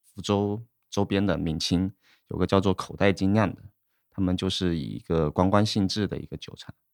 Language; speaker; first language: Chinese; native; Chinese